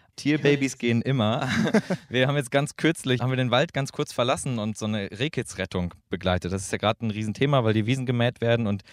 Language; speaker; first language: German; native; German